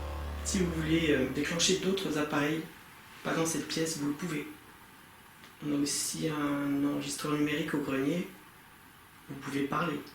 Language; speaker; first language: French; native; French